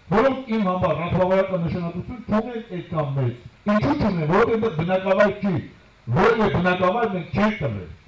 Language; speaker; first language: Armenian; native; Armenian